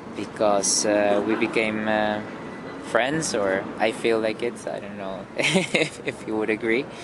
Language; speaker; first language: English; non-native, fluent; Spanish